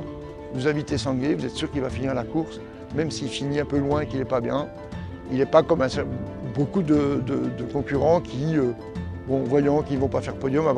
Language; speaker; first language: French; native; French